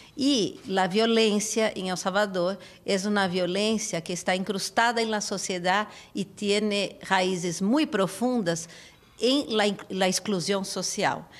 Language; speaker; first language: Portuguese; native; Portuguese